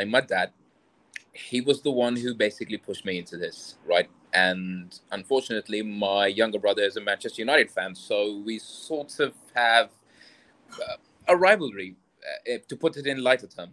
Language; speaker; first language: English; non-native, local second language; Urdu